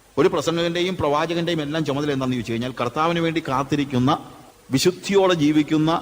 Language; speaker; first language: Malayalam; native; Malayalam